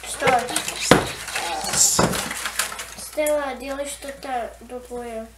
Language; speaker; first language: Russian; early bilingual, heritage; Russian